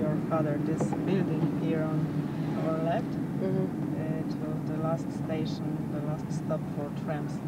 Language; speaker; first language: English; non-native, learner; Polish